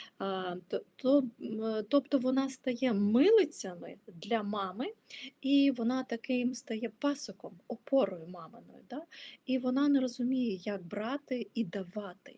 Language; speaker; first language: Ukrainian; non-native, local second language; Russian